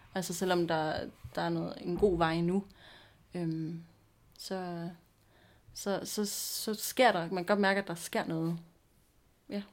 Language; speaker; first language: Danish; native; Danish